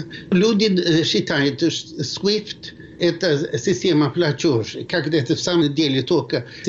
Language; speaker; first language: Russian; non-native, fluent; Swedish